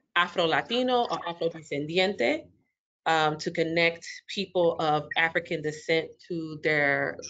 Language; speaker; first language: Spanish; native; Spanish